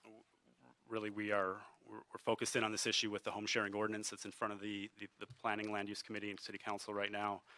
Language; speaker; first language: English; native; English